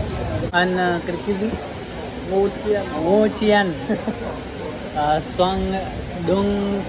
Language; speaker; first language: Vietnamese; non-native, learner; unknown